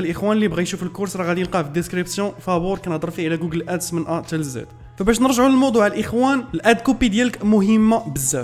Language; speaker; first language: Arabic; native; Arabic